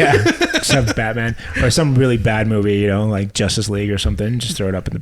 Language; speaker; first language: English; native; English